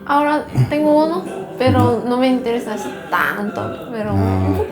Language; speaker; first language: Spanish; non-native, learner; Korean